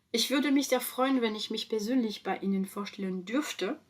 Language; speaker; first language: German; non-native, fluent; French